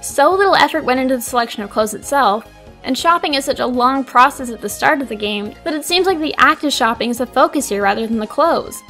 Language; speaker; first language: English; native; English